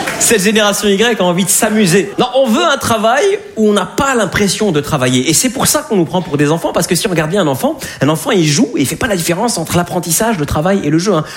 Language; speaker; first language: French; native; French